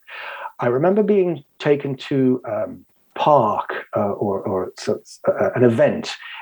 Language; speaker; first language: English; native; English